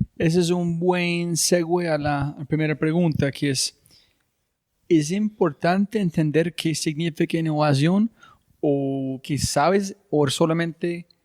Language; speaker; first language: Spanish; non-native, fluent; English